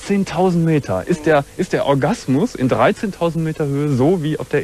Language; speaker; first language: German; native; German